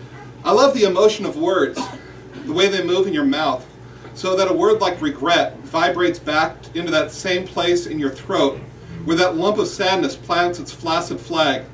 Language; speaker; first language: English; native; English